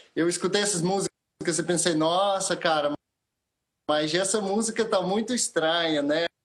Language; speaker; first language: Portuguese; non-native, fluent; Russian